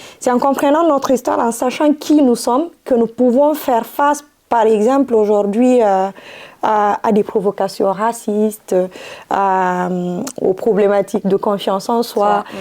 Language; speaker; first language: French; non-native, local second language; Fula